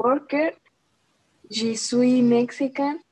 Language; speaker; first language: French; non-native, learner; Spanish